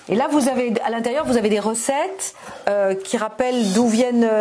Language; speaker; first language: French; native; French